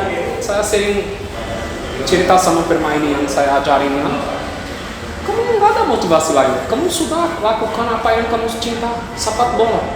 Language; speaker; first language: Indonesian; non-native, fluent; Portuguese